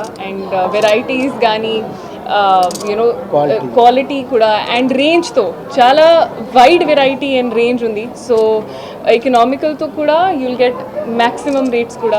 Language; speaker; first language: Telugu; non-native, learner; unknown